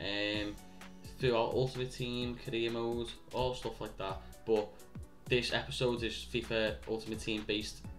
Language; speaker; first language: English; native; English